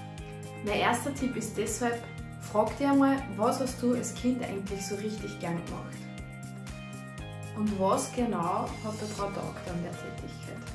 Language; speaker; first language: German; native; German